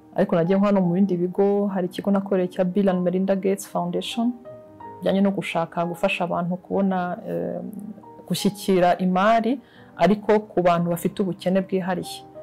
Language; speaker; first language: Kinyarwanda; early bilingual, heritage; Kinyarwanda